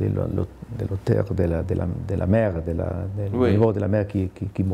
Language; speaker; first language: French; non-native, fluent; Italian